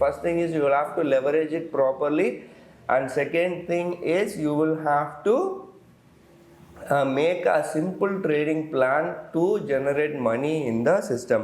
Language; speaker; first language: English; non-native, local second language; Tamil